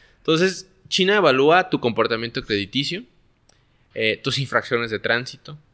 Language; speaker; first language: Spanish; native; Spanish